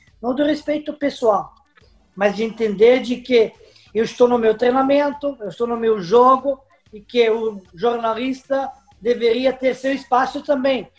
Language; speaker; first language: Portuguese; non-native, fluent; Serbian